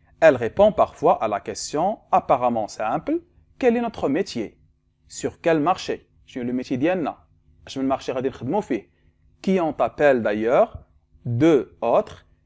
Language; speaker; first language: French; non-native, local second language; Arabic